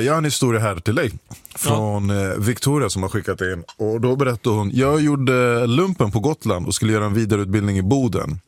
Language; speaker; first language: Swedish; native; Swedish